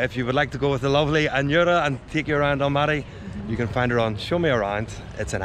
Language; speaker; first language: English; native; English